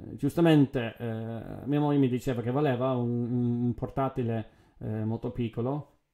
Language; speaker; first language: Italian; non-native, fluent; English